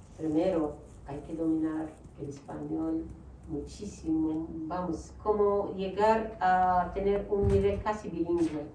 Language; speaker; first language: Spanish; non-native, fluent; Arabic